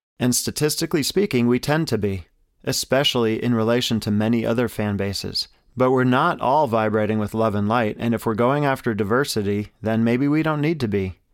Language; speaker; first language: English; native; English